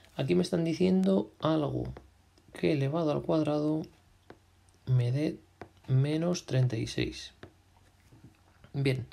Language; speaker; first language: Spanish; native; Spanish